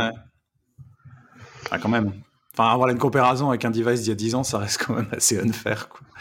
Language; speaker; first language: French; native; French